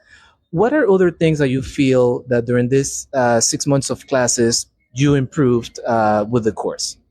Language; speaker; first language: English; non-native, fluent; Spanish